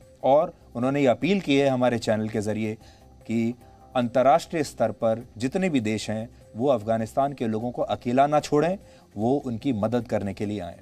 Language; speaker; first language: Hindi; native; Hindi